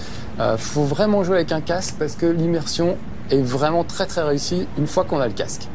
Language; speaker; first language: French; native; French